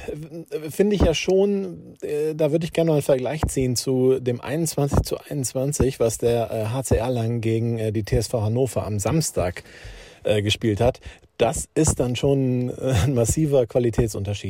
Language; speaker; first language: German; native; German